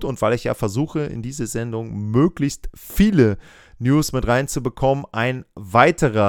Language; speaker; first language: German; native; German